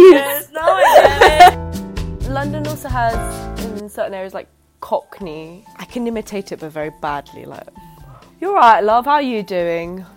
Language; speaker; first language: English; native; English